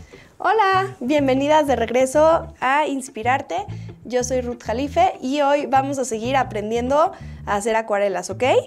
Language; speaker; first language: Spanish; native; Spanish